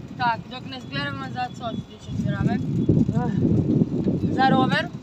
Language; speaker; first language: Polish; non-native, learner; Croatian